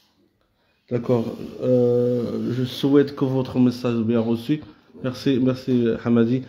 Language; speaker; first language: French; non-native, local second language; Arabic